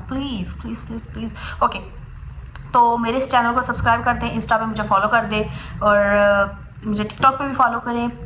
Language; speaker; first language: Urdu; native; Urdu